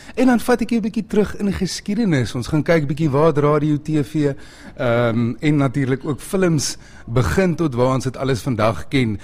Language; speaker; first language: Afrikaans; native; Afrikaans